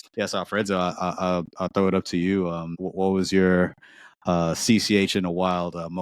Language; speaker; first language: English; native; English